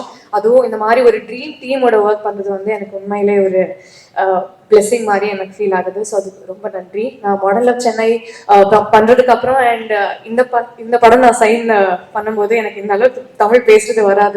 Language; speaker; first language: Tamil; non-native, learner; Telugu